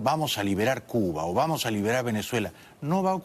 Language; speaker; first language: Spanish; native; Spanish